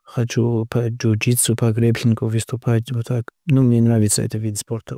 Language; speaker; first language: Russian; non-native, local second language; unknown